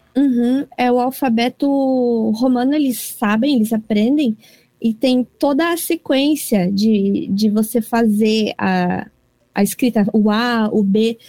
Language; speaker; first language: Portuguese; early bilingual, heritage; Portuguese